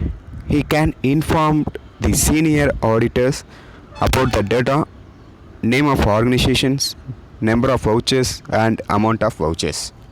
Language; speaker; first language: English; non-native, local second language; Tamil